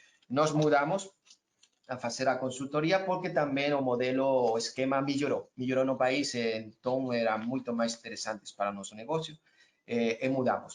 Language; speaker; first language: Portuguese; non-native, learner; Spanish